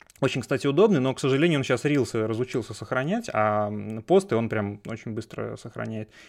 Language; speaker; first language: Russian; native; Russian